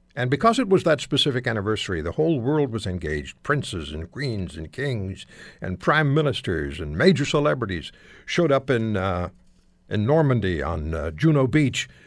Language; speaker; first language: English; native; English